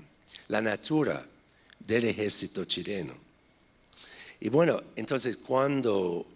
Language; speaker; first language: Spanish; non-native, fluent; English